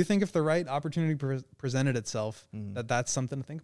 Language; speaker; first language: English; native; English